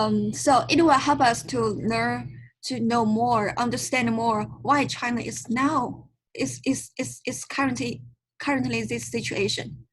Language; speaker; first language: English; non-native, learner; Chinese